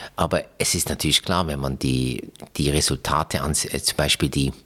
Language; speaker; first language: German; native; German